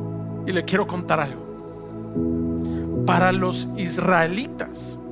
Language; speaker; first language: Spanish; native; Spanish